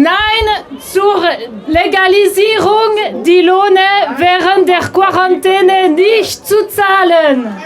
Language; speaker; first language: German; non-native, local second language; French